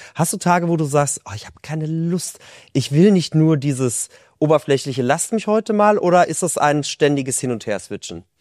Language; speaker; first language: German; native; German